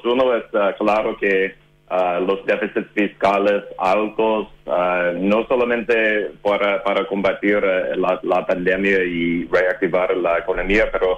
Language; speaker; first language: Spanish; non-native, fluent; English